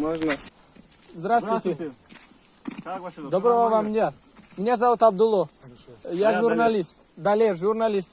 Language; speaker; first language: Russian; non-native, fluent; Tajik